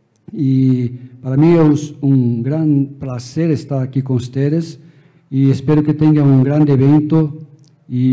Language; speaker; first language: Spanish; non-native, fluent; Portuguese